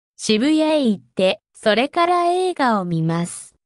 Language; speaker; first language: Japanese; non-native, fluent; Korean